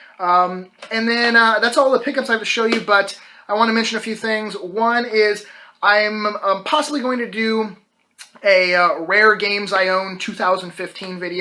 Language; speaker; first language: English; native; English